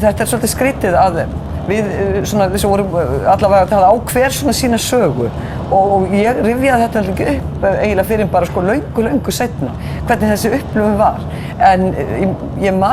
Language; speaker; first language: Icelandic; native; Icelandic